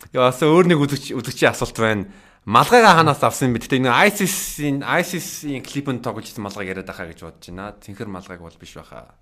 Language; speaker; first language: Mongolian; early bilingual, heritage; Mongolian